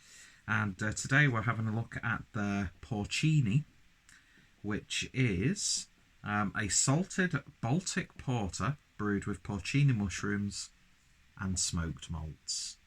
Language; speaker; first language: English; native; English